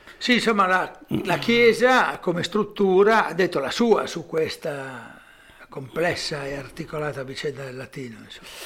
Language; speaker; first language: Italian; native; Italian